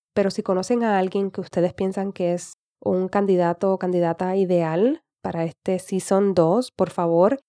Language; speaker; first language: Spanish; native; Spanish